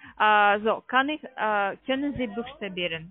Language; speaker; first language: German; non-native, learner; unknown